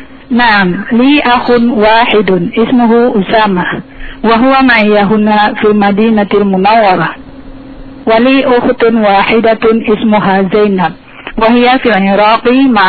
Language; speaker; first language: Arabic; non-native, learner; Indonesian